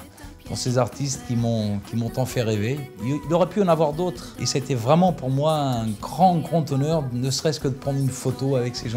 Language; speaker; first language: French; early bilingual, other home language; Portuguese